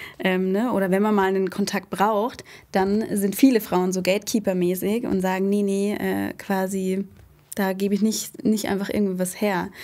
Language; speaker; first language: German; native; German